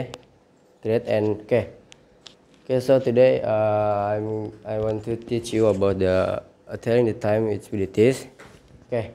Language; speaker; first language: English; non-native, learner; Indonesian